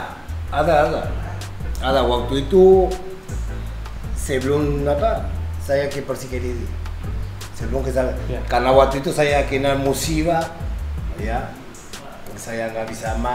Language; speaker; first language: Indonesian; non-native, learner; Spanish